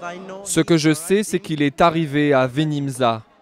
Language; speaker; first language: French; non-native, fluent; Arabic